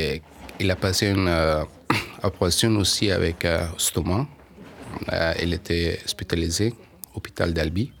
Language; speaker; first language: French; non-native, learner; Persian